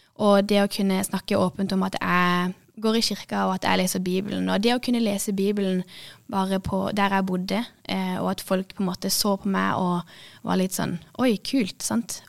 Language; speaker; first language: Norwegian; native; Norwegian